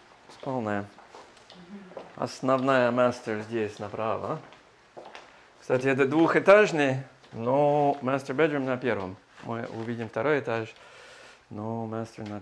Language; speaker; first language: Russian; non-native, fluent; English